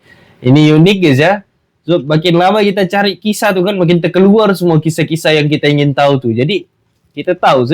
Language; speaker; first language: Malay; native; Malay